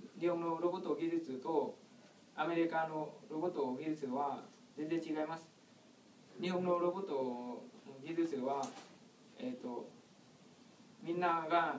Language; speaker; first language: Japanese; non-native, learner; Vietnamese